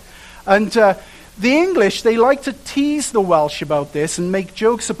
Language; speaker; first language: English; native; English